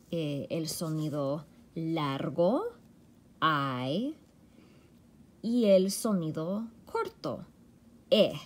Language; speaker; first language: Spanish; non-native, fluent; English